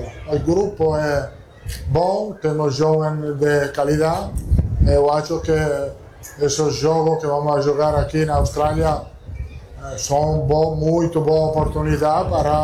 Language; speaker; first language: Portuguese; non-native, fluent; Italian